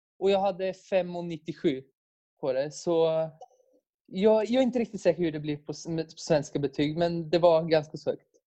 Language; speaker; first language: Swedish; early bilingual, heritage; Bulgarian